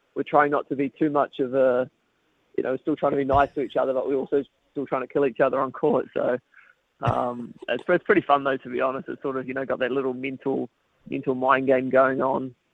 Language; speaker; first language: English; native; English